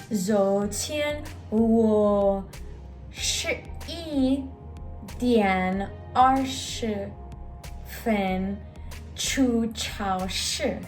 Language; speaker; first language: Chinese; non-native, learner; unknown